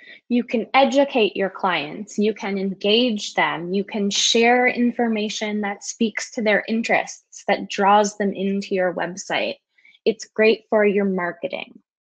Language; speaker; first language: English; native; English